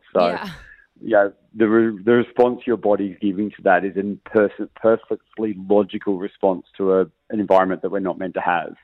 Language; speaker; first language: English; native; English